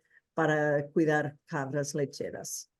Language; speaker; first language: Spanish; early bilingual, heritage; Spanish